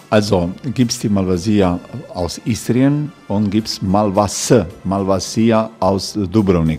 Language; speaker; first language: German; non-native, fluent; Croatian